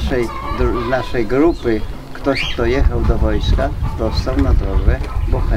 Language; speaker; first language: Polish; native; Polish